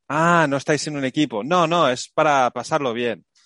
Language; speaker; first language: Spanish; non-native, fluent; English